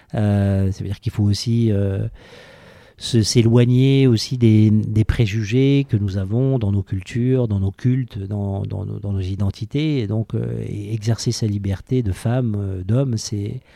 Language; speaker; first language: French; native; French